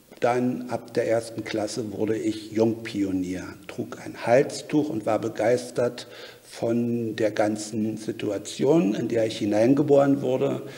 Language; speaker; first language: German; native; German